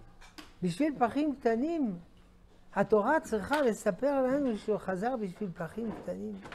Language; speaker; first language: Hebrew; non-native, fluent; French